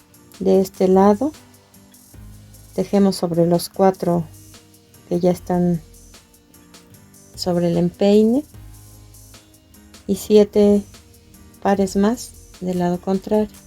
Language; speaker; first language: Spanish; native; Spanish